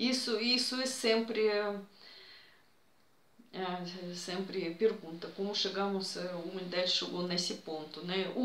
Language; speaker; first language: Portuguese; non-native, fluent; Russian